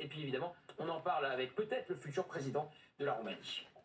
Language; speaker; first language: French; native; French